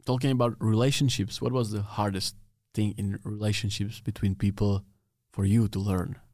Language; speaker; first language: English; non-native, learner; Czech